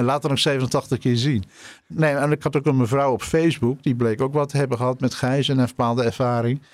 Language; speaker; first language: Dutch; native; Dutch